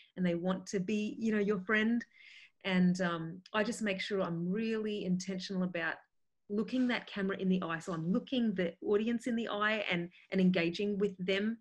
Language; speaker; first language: English; native; English